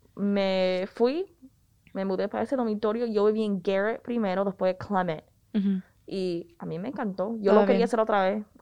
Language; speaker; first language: Spanish; early bilingual, heritage; Spanish